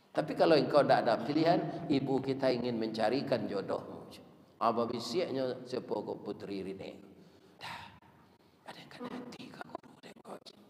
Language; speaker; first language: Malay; non-native, local second language; Minangkabau